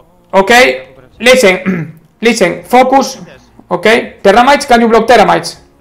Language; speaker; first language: English; non-native, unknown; Spanish